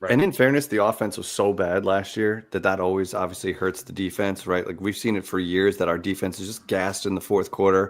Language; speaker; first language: English; native; English